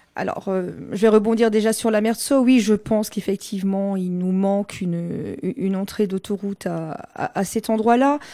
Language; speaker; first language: French; non-native, local second language; Swiss German